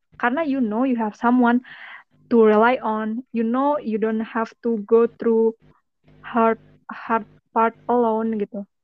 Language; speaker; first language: English; non-native, fluent; Indonesian